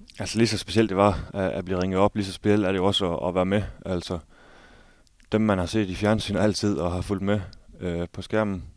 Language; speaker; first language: Danish; native; Danish